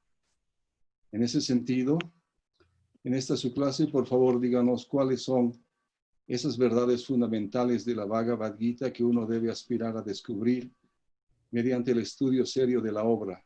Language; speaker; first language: Spanish; native; Spanish